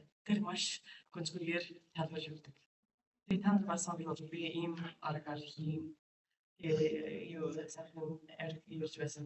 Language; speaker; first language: Mongolian; non-native, learner; English